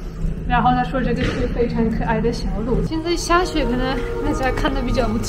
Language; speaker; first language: Chinese; non-native, fluent; Polish